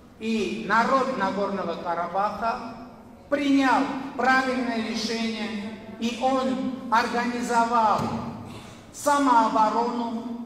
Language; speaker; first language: Russian; non-native, local second language; Armenian